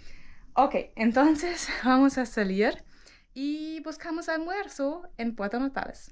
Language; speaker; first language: Spanish; non-native, learner; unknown